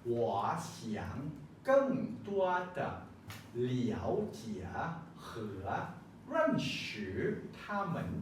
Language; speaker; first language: Chinese; non-native, learner; Lao